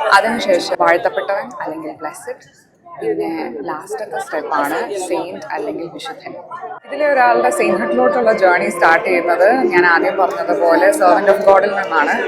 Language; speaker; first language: Malayalam; early bilingual, heritage; Malayalam